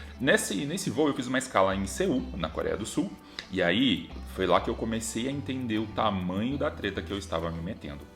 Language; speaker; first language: Portuguese; native; Portuguese